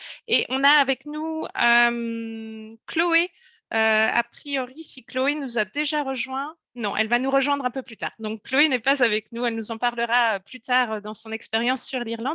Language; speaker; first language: French; native; French